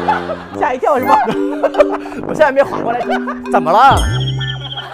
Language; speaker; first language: Chinese; non-native, local second language; Cantonese